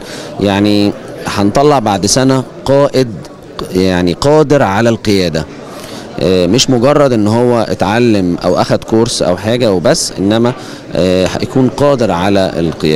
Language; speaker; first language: Arabic; native; Arabic